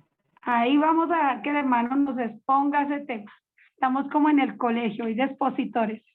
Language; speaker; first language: Spanish; native; Spanish